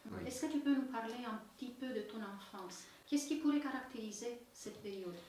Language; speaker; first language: French; native; French